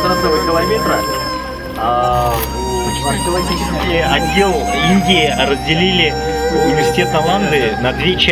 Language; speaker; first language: Russian; native; Russian